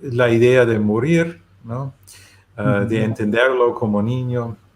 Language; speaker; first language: Spanish; non-native, learner; German